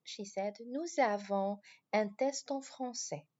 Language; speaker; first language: French; non-native, fluent; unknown